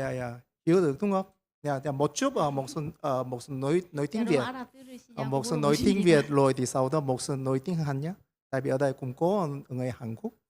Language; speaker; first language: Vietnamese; non-native, learner; Korean